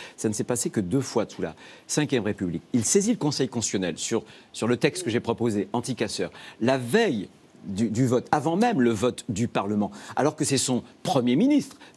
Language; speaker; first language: French; native; French